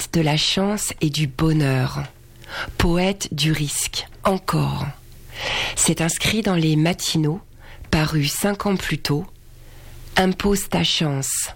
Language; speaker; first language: French; native; French